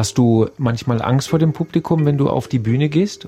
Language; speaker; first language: German; native; German